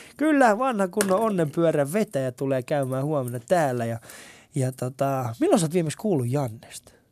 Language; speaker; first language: Finnish; early bilingual, other home language; Persian